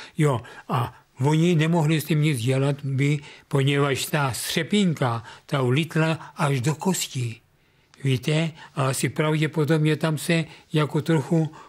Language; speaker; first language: Czech; non-native, local second language; Rusyn